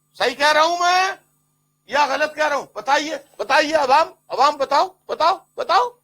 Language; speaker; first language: Urdu; native; Urdu